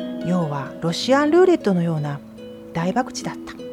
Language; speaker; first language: Japanese; native; Japanese